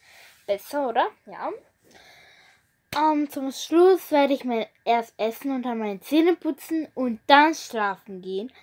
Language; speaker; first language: German; non-native, learner; Bulgarian